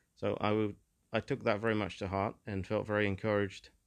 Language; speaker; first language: English; native; English